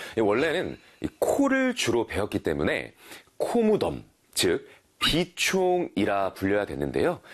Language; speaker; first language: Korean; native; Korean